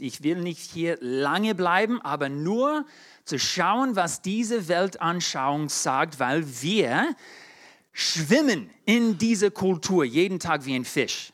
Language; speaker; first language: German; non-native, fluent; English